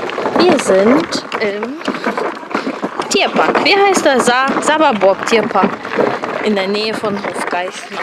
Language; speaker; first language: German; native; German